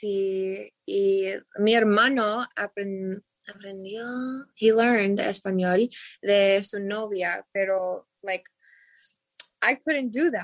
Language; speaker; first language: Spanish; non-native, learner; English